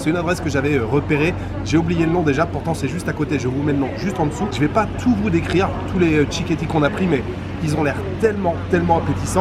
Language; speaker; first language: French; native; French